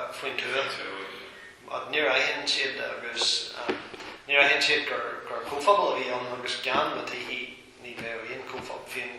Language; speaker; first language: Irish; non-native, local second language; English